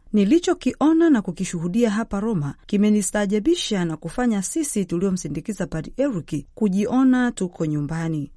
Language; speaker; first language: Swahili; native; Swahili